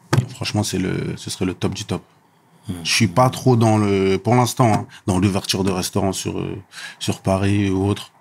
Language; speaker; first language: French; native; French